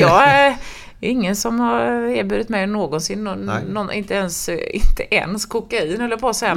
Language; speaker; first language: Swedish; native; Swedish